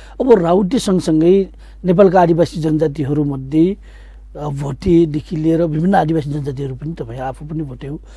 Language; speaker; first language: Nepali; non-native, local second language; Newari